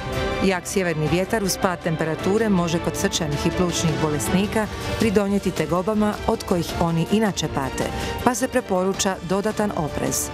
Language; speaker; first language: Serbian; native; Serbian